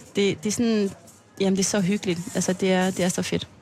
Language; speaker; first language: Danish; non-native, fluent; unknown